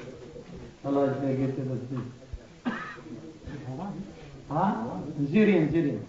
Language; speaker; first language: German; non-native, fluent; Arabic